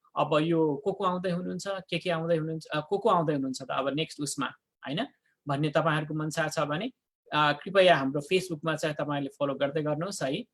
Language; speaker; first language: Nepali; native; Nepali